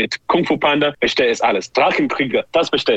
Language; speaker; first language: German; non-native, learner; English